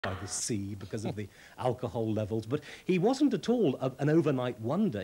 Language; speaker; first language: English; native; English